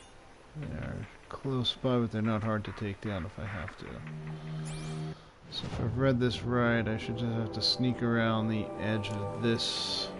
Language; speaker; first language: English; native; English